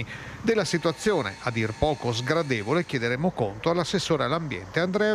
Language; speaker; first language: Italian; native; Italian